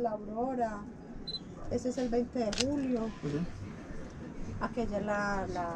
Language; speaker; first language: Spanish; native; Spanish